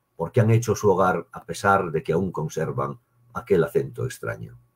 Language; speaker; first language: Spanish; native; Spanish